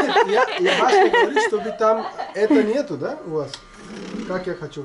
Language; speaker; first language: Russian; non-native, learner; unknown